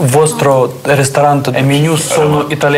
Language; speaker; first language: Italian; non-native, learner; Russian